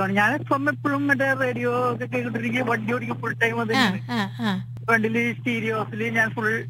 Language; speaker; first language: Malayalam; native; Malayalam